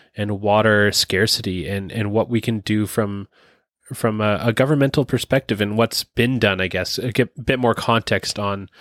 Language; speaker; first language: English; native; English